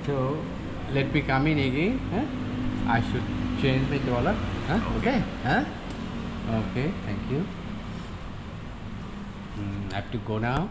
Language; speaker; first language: English; non-native, learner; Bangla